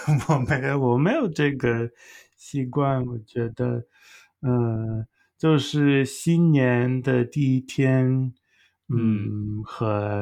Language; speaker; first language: Chinese; non-native, fluent; English